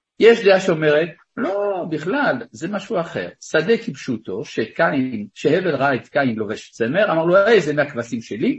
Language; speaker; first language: Hebrew; non-native, fluent; French